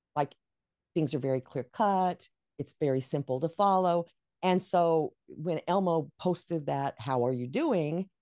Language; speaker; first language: English; native; English